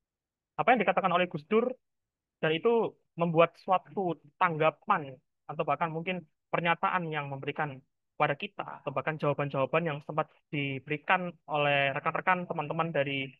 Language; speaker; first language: Indonesian; native; Indonesian